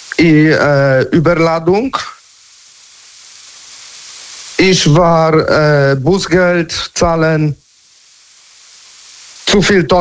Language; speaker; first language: German; non-native, learner; Polish